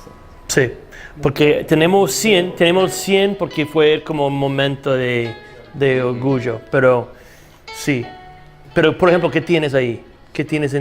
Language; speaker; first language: Spanish; non-native, fluent; English